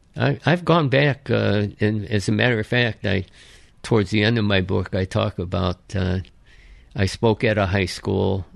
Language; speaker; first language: English; early bilingual, other home language; Japanese